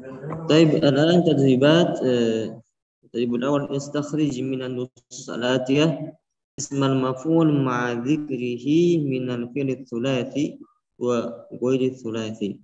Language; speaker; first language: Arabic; non-native, local second language; Indonesian